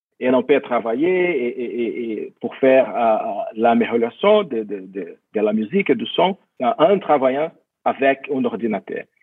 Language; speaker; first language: French; non-native, fluent; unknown